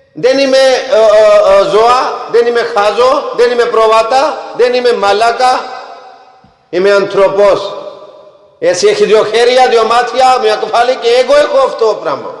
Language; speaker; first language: Greek; non-native, learner; Punjabi